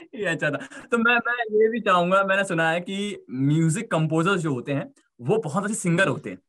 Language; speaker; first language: Hindi; native; Hindi